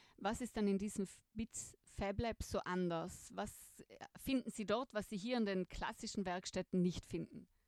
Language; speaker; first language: German; native; German